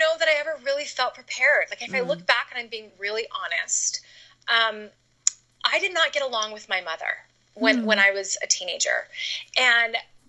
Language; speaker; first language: English; native; English